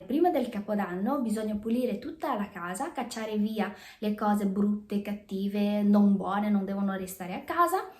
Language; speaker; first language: Italian; early bilingual, other home language; Chinese